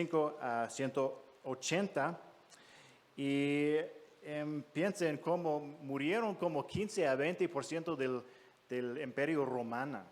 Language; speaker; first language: Spanish; non-native, fluent; English